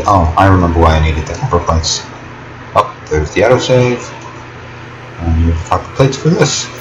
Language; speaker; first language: English; native; English